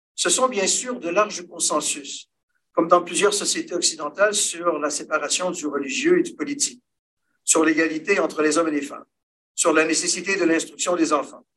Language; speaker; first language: French; native; French